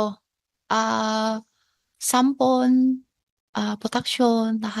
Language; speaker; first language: Filipino; non-native, learner; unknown